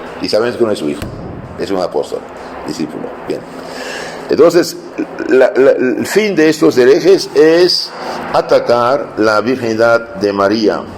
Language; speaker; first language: Spanish; non-native, fluent; Aramaic